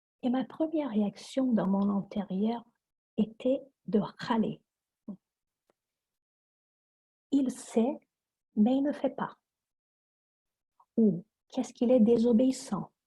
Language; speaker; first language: French; non-native, fluent; Portuguese